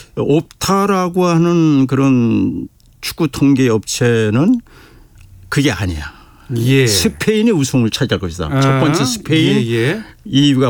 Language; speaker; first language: Korean; native; Korean